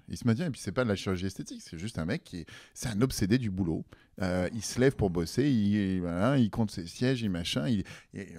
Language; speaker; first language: French; native; French